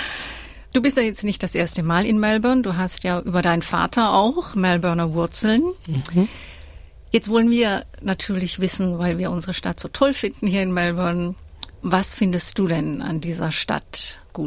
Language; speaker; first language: German; native; German